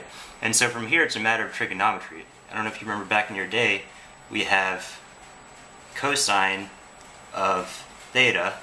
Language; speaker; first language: English; native; English